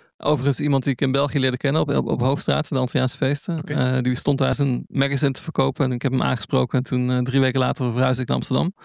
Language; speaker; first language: Dutch; native; Dutch